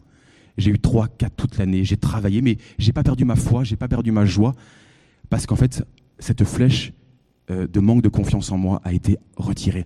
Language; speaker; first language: French; native; French